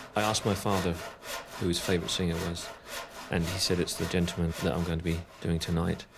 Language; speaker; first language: English; native; English